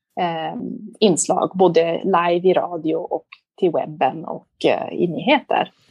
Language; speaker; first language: Swedish; native; Swedish